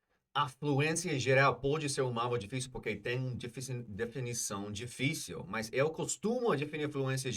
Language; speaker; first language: Portuguese; non-native, fluent; English